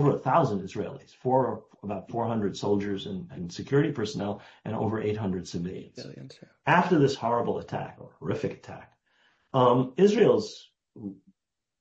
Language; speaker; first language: English; native; English